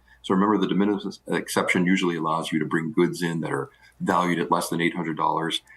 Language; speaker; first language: English; native; English